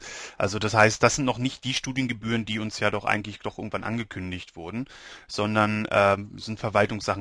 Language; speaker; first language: German; native; German